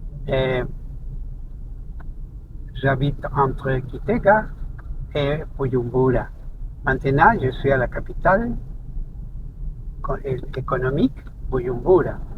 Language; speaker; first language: French; non-native, fluent; Spanish